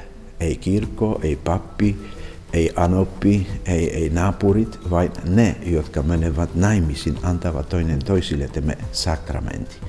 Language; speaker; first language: Finnish; non-native, fluent; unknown